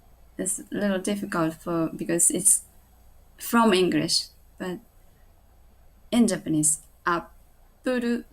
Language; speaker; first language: English; non-native, learner; Japanese